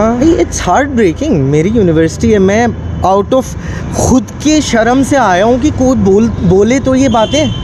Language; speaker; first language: Hindi; non-native, local second language; Manipuri